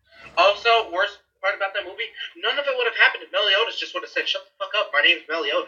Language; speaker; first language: English; native; English